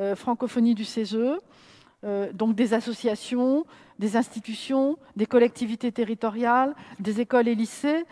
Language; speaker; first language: French; native; French